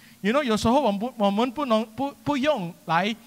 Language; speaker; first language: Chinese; non-native, local second language; English